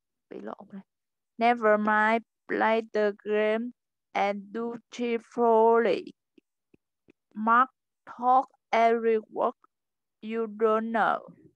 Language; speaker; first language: English; non-native, learner; Vietnamese